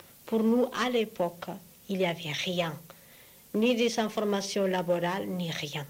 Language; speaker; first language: French; non-native, fluent; Spanish